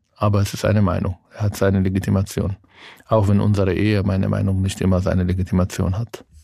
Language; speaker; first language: German; non-native, fluent; Arabic